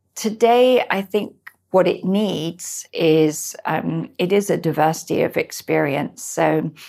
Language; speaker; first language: English; native; English